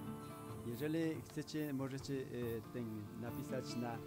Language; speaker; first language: Polish; non-native, fluent; Spanish